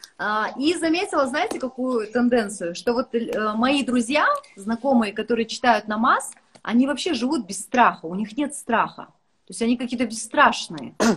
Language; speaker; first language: Russian; native; Russian